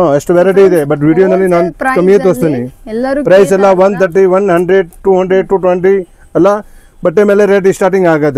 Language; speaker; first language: Kannada; non-native, local second language; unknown